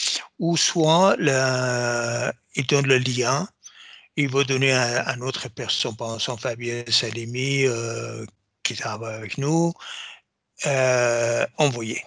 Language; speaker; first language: French; non-native, fluent; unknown